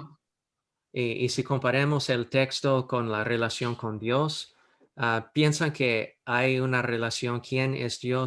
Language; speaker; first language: Spanish; non-native, fluent; English